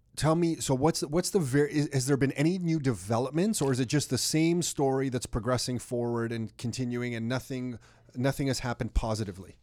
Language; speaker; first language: English; native; English